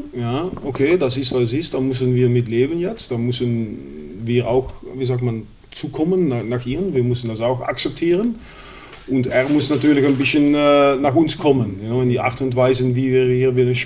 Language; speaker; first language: German; non-native, fluent; Dutch